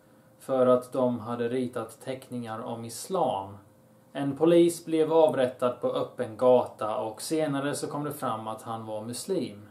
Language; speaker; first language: Swedish; early bilingual, other home language; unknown